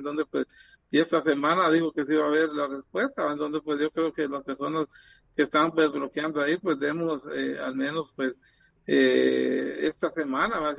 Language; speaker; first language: Spanish; native; Spanish